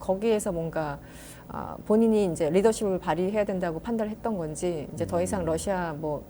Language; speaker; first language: Korean; native; Korean